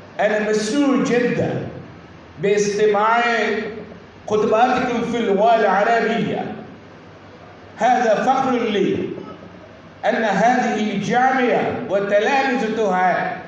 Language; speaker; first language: Arabic; non-native, learner; Bangla